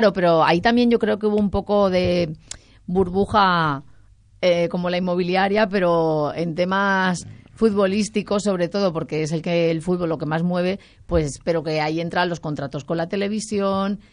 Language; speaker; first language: Spanish; native; Spanish